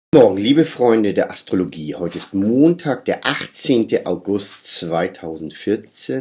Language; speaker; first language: German; native; German